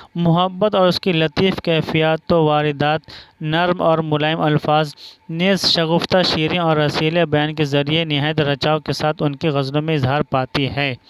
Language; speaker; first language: Urdu; non-native, local second language; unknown